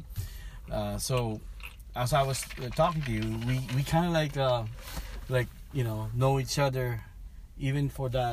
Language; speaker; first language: English; non-native, local second language; Filipino